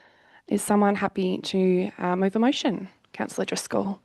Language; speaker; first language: English; native; English